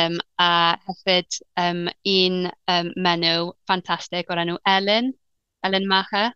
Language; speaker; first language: Welsh; non-native, learner; English